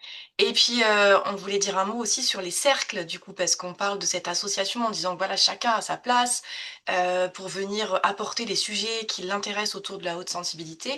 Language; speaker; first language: French; native; French